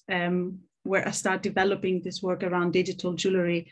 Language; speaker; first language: English; non-native, fluent; Greek